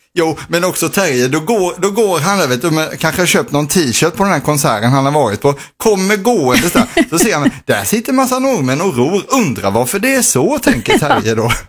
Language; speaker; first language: Swedish; native; Swedish